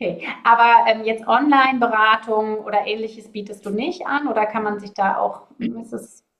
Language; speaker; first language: German; native; German